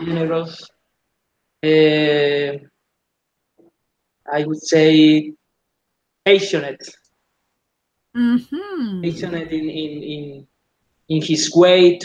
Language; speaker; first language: English; non-native, learner; Spanish